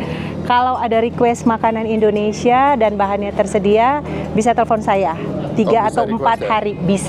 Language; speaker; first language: Indonesian; native; Indonesian